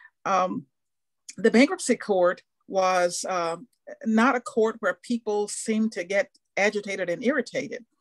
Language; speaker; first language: English; native; English